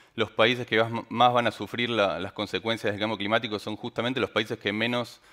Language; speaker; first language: Spanish; native; Spanish